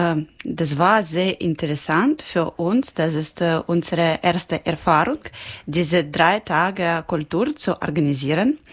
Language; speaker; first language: German; non-native, learner; Ukrainian